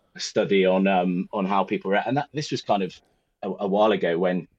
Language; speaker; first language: English; native; English